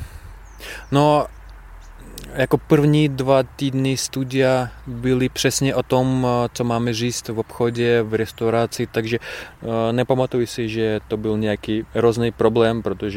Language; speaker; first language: Czech; non-native, fluent; Russian